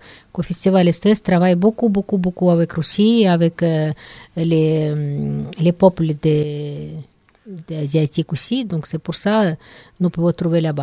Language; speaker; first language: French; non-native, learner; Russian